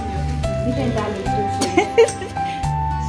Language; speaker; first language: Finnish; native; Finnish